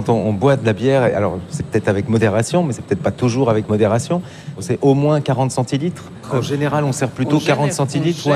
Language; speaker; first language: French; native; French